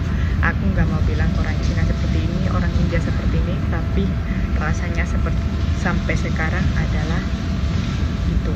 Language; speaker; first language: Indonesian; non-native, fluent; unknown